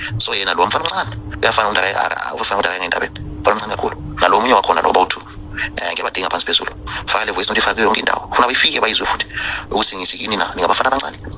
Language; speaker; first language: Zulu; non-native, fluent; Nyanja